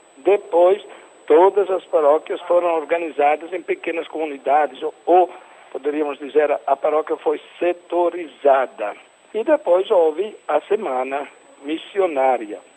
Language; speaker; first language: Portuguese; non-native, fluent; Italian